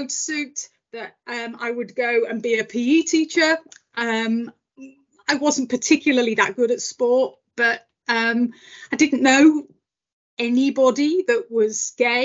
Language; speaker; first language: English; native; English